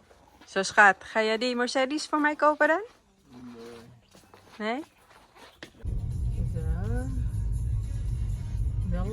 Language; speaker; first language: Dutch; non-native, learner; Cebuano